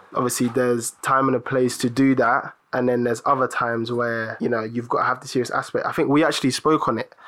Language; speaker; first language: English; early bilingual, other home language; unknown